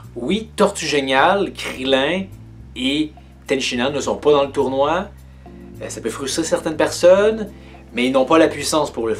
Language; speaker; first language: French; native; French